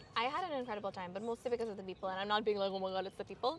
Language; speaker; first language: English; early bilingual, other home language; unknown